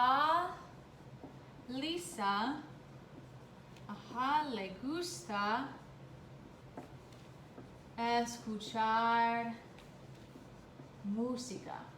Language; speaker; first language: Spanish; non-native, fluent; English